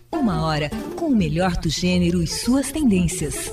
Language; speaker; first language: Portuguese; native; Portuguese